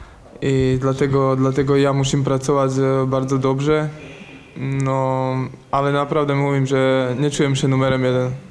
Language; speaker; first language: Polish; non-native, learner; Slovak